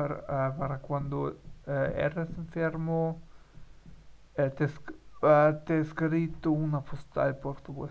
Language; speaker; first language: Spanish; non-native, learner; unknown